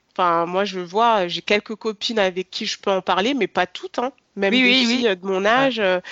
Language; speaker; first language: French; native; French